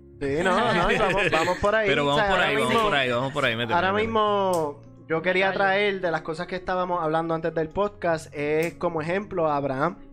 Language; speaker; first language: Spanish; native; Spanish